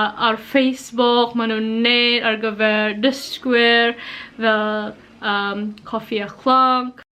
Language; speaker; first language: Welsh; non-native, learner; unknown